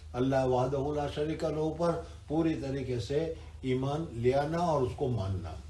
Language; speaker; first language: Urdu; non-native, local second language; Gujarati